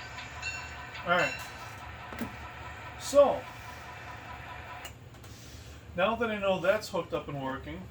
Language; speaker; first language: English; native; English